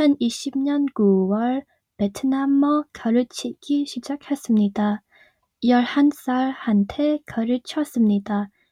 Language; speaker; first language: Korean; non-native, learner; Vietnamese